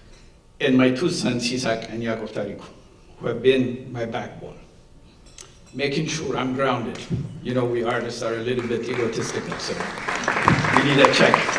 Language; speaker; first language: English; non-native, local second language; Amharic